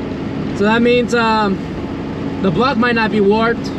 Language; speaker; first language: English; native; English